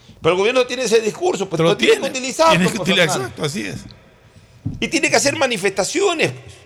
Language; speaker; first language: Spanish; native; Spanish